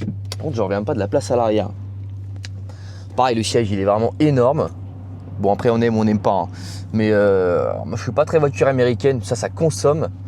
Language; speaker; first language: French; native; French